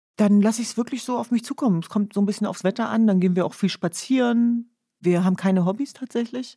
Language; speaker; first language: German; early bilingual, other home language; Kurdish